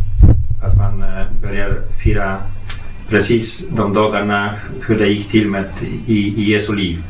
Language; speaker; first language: Swedish; non-native, fluent; Polish